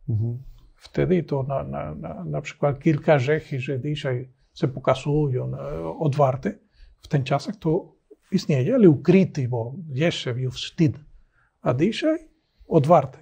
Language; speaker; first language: Polish; non-native, learner; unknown